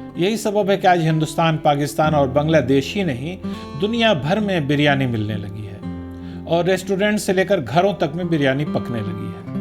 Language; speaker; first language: Urdu; native; Urdu